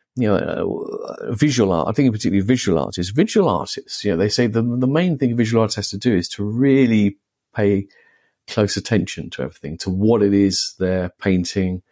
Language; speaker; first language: English; native; English